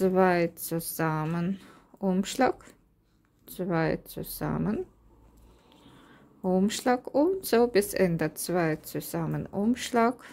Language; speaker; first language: German; non-native, learner; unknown